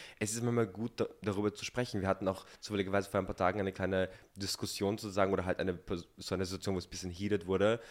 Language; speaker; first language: German; early bilingual, other home language; Polish